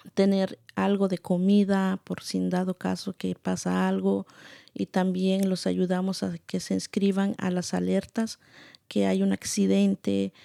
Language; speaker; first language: Spanish; native; Spanish